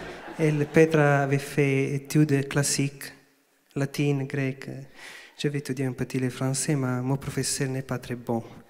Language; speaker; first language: French; non-native, learner; Italian